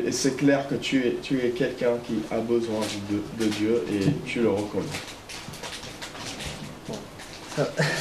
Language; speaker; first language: French; non-native, fluent; English